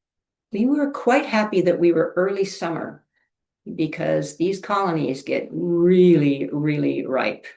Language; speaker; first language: English; native; English